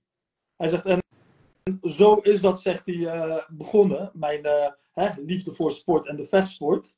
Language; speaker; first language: Dutch; early bilingual, other home language; Turkish